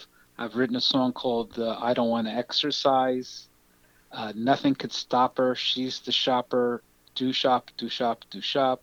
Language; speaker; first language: English; native; English